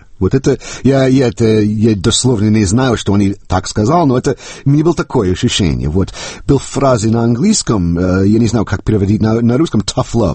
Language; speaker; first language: Russian; non-native, fluent; English